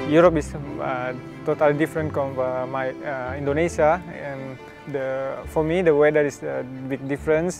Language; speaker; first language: English; non-native, learner; Indonesian